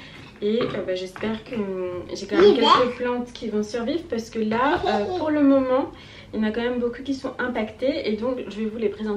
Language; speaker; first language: French; native; French